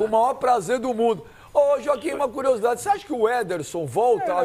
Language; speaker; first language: Portuguese; native; Portuguese